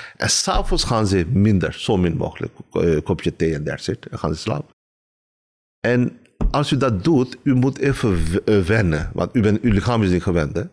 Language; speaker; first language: Dutch; non-native, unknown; Urdu